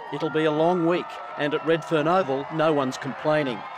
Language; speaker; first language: English; native; English